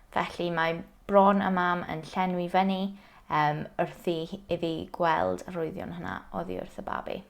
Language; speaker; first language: Welsh; non-native, local second language; English